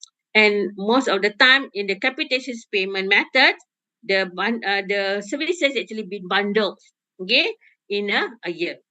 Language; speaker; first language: English; non-native, local second language; Malay